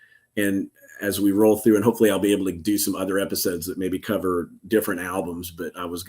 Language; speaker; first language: English; native; English